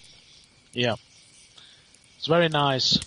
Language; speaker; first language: English; non-native, learner; German